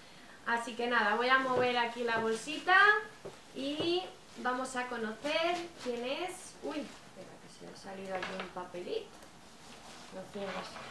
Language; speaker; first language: Spanish; native; Spanish